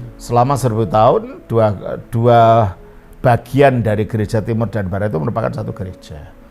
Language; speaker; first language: Indonesian; native; Indonesian